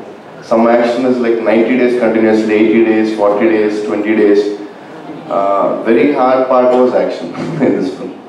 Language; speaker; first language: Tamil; non-native, learner; Telugu